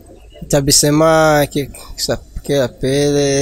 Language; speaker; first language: French; non-native, learner; Rundi